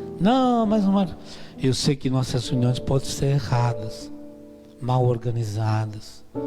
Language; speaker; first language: Portuguese; non-native, fluent; Italian